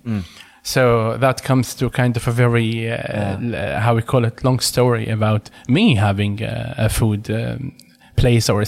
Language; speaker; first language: English; non-native, fluent; Arabic